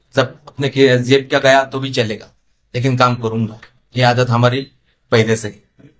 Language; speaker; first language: Hindi; non-native, local second language; Marathi